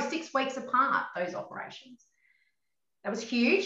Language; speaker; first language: English; native; English